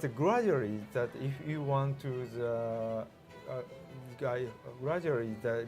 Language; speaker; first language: English; non-native, learner; Japanese